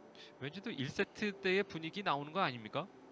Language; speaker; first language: Korean; native; Korean